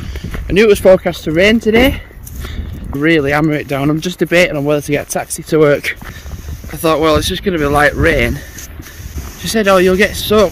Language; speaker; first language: English; native; English